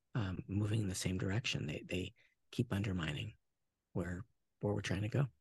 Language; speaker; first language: English; native; English